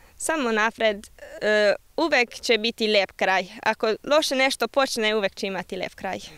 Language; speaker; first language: Croatian; non-native, local second language; Hungarian